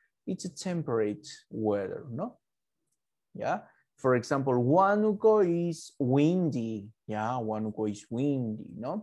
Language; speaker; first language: English; non-native, fluent; Spanish